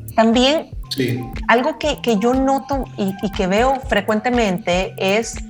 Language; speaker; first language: Spanish; native; Spanish